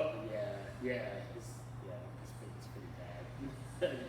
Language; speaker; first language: English; native; English